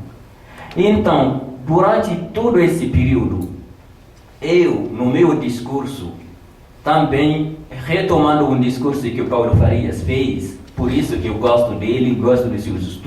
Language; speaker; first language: Portuguese; non-native, fluent; Tamasheq